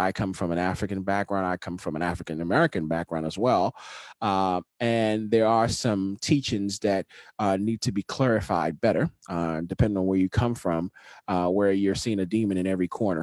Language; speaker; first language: English; non-native, local second language; Yoruba